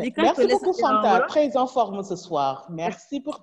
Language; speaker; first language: French; non-native, local second language; Wolof